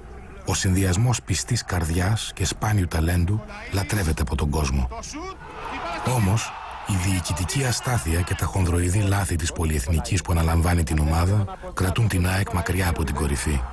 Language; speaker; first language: Greek; native; Greek